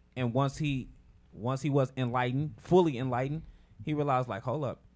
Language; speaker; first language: English; native; English